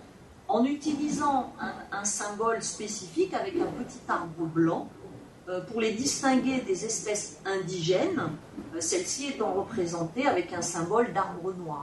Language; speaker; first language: French; native; French